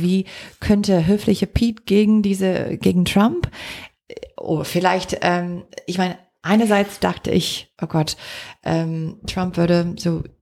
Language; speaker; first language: German; non-native, fluent; English